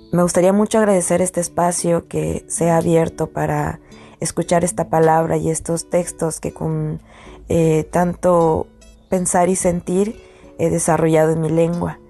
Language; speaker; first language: Spanish; native; Spanish